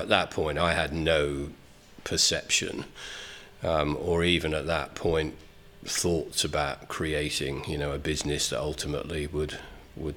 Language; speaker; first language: English; native; English